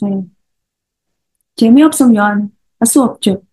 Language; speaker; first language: Korean; non-native, learner; Indonesian